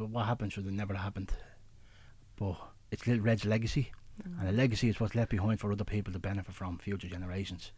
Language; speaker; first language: English; native; English